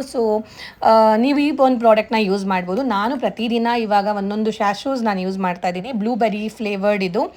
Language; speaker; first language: Kannada; native; Kannada